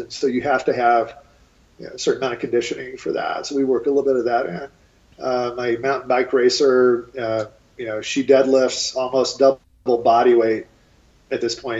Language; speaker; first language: English; native; English